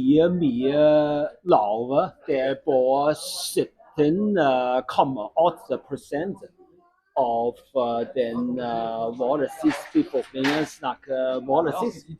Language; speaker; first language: Norwegian; non-native, learner; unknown